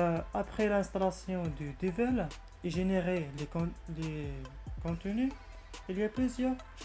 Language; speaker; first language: French; non-native, learner; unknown